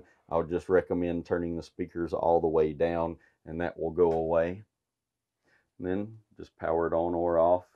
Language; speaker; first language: English; native; English